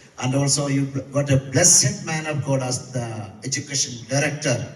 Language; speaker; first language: English; non-native, local second language; Malayalam